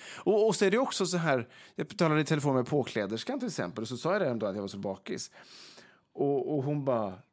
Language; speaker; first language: Swedish; native; Swedish